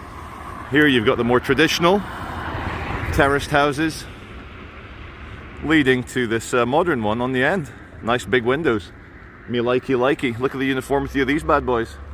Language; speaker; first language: English; native; English